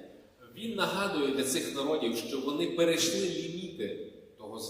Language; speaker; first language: Ukrainian; native; Ukrainian